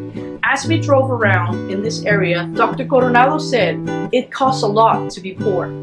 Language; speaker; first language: English; non-native, local second language; Spanish